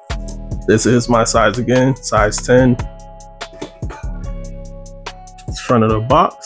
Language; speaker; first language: English; native; English